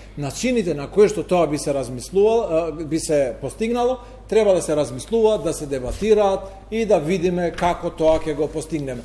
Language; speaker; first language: Macedonian; non-native, local second language; Albanian